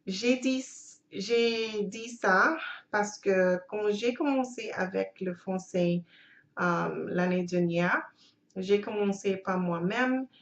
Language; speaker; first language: French; non-native, learner; English